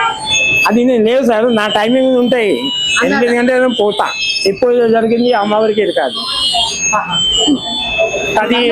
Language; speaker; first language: Telugu; non-native, local second language; Urdu